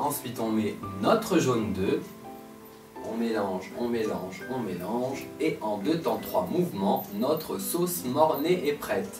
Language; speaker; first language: French; native; French